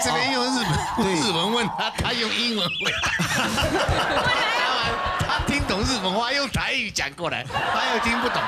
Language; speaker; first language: Chinese; native; Chinese